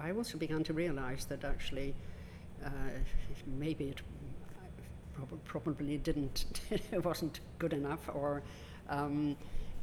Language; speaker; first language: English; native; English